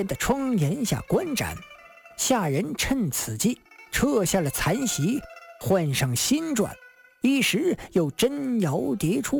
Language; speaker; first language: Chinese; native; Chinese